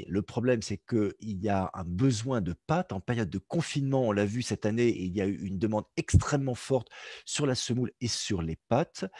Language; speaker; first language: French; native; French